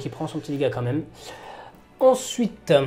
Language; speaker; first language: French; native; French